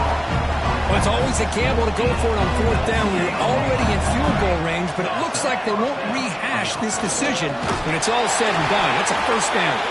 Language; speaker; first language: English; native; English